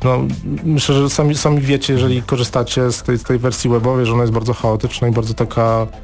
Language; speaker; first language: Polish; native; Polish